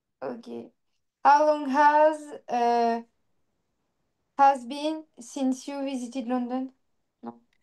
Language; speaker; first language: English; non-native, learner; French